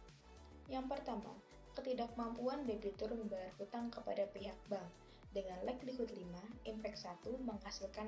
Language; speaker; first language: Indonesian; native; Indonesian